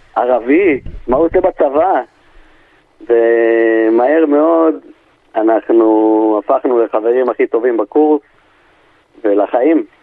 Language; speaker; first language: Hebrew; native; Hebrew